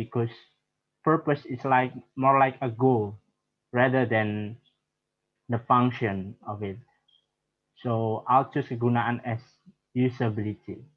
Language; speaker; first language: English; non-native, learner; Indonesian